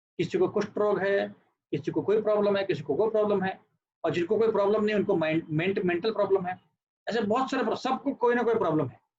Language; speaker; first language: Hindi; non-native, local second language; Marathi